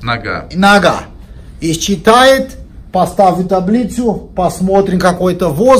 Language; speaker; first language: Russian; non-native, learner; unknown